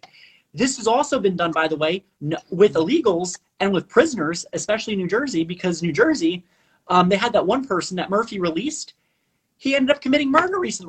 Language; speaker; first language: English; non-native, fluent; Spanish